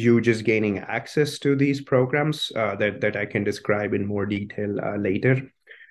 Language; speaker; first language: English; non-native, local second language; Hindi